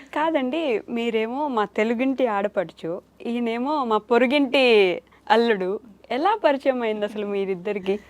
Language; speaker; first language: Telugu; native; Telugu